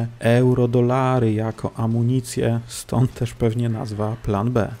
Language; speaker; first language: Polish; native; Polish